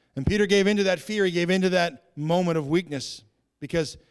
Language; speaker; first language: English; native; English